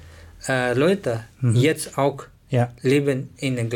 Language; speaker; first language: German; non-native, learner; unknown